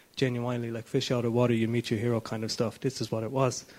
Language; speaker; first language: English; native; English